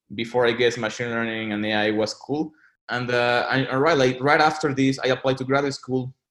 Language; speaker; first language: English; non-native, fluent; Spanish